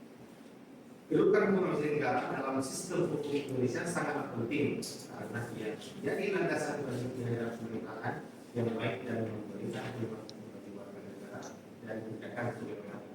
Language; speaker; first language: Indonesian; native; Indonesian